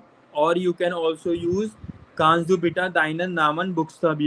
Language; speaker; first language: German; non-native, fluent; Hindi